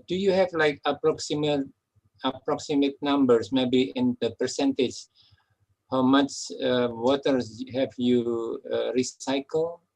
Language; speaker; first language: English; non-native, fluent; Indonesian